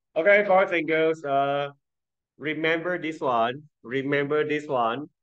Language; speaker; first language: English; non-native, local second language; Chinese